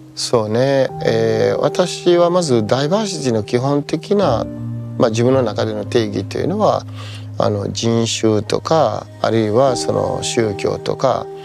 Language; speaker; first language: Japanese; non-native, fluent; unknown